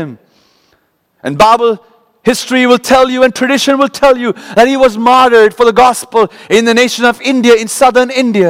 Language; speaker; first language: English; non-native, local second language; Malayalam